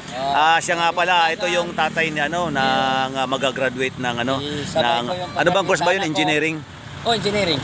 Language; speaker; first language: Filipino; native; Filipino